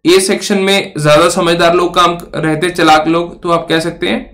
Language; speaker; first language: Hindi; native; Hindi